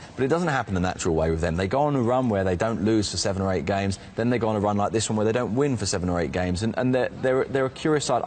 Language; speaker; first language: English; native; English